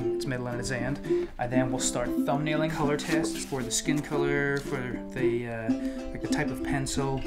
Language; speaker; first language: English; native; English